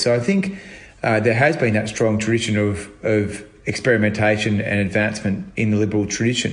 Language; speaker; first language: English; native; English